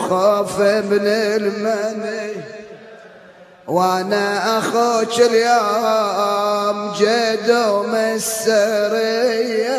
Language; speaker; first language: Arabic; native; Arabic